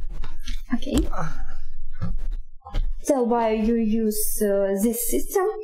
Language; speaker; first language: English; non-native, learner; Russian